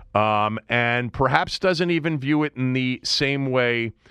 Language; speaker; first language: English; native; English